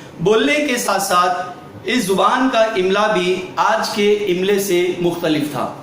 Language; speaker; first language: Urdu; native; Urdu